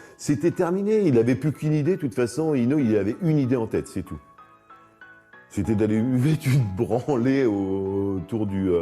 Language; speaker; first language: French; native; French